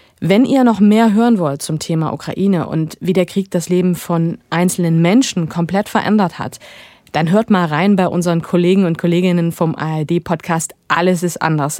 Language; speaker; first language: German; native; German